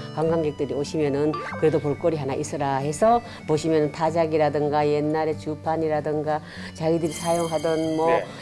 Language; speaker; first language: Korean; native; Korean